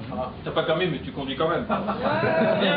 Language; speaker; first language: French; native; French